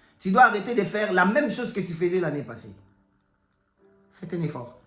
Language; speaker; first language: French; non-native, local second language; Lingala